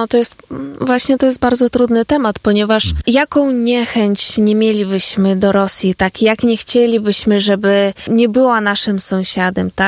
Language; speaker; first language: Polish; non-native, fluent; Ukrainian